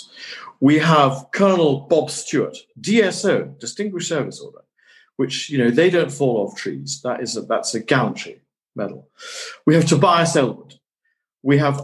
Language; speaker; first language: English; native; English